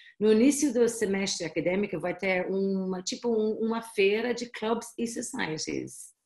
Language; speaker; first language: Portuguese; non-native, fluent; English